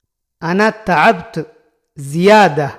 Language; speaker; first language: Arabic; non-native, fluent; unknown